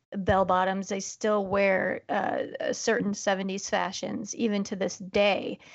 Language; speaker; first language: English; native; English